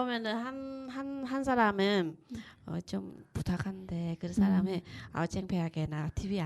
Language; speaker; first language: Korean; non-native, learner; Vietnamese